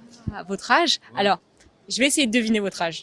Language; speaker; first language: French; native; French